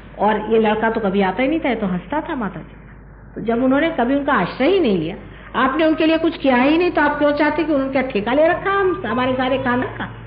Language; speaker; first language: Hindi; non-native, local second language; Marathi